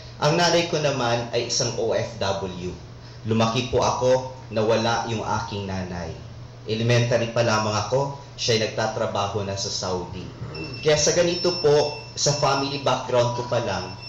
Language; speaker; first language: Filipino; non-native, local second language; Bikol